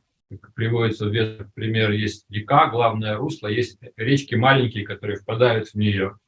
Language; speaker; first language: Russian; native; Russian